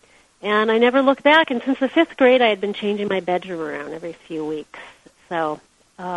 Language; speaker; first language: English; native; English